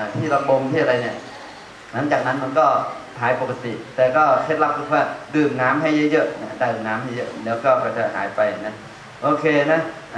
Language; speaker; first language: Thai; non-native, fluent; Chinese